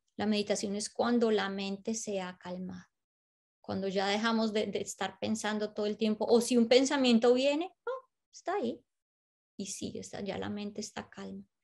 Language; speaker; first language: Spanish; native; Spanish